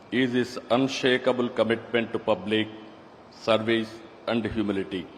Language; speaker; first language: English; non-native, local second language; Telugu